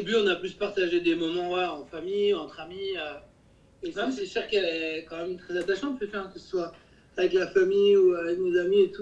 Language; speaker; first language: French; native; French